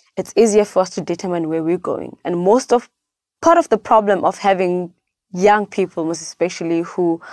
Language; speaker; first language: English; non-native, local second language; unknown